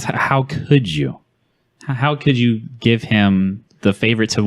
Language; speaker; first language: English; native; English